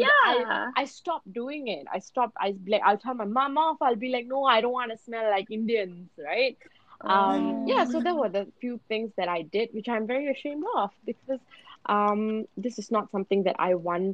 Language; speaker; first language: English; native; English